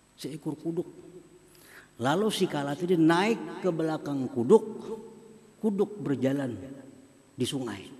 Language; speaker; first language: Indonesian; non-native, local second language; Banjar